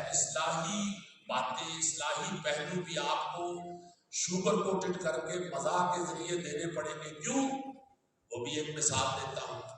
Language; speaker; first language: Urdu; non-native, local second language; Punjabi